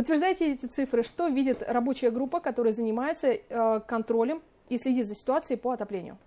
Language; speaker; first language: Russian; native; Russian